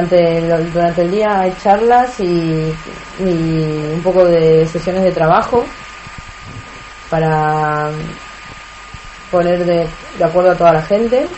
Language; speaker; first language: Spanish; native; Spanish